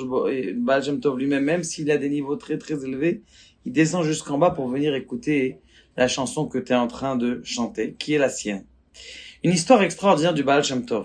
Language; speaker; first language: French; native; French